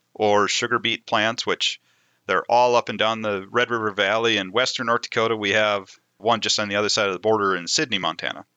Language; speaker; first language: English; native; English